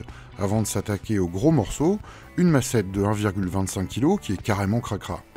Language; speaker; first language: French; native; French